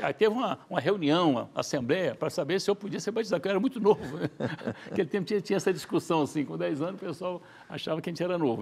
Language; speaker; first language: Portuguese; native; Portuguese